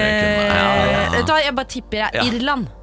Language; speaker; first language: Norwegian; native; Norwegian